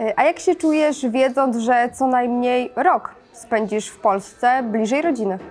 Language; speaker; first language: Polish; native; Polish